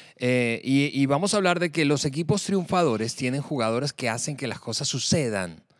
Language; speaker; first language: Spanish; native; Spanish